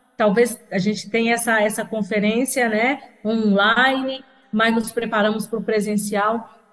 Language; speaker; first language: Portuguese; native; Portuguese